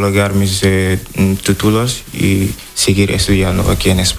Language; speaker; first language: Spanish; non-native, learner; Wolof